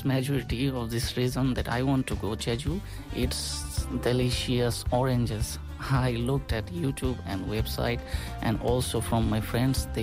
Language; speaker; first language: English; non-native, local second language; Bangla